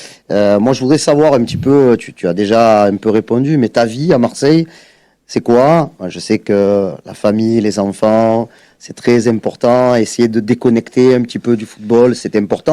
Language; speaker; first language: French; native; French